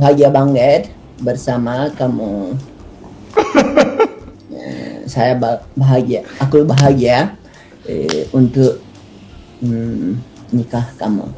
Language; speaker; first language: Indonesian; non-native, learner; Turkish